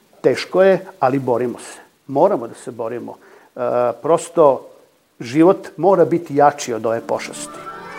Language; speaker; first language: Serbian; native; Serbian